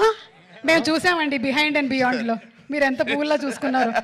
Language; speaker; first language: Telugu; native; Telugu